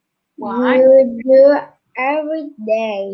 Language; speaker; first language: English; non-native, learner; Turkish